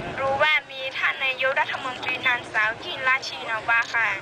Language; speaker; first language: Thai; non-native, local second language; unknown